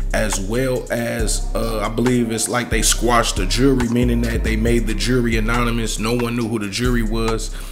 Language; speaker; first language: English; native; English